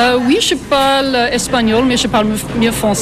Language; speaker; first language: French; non-native, fluent; English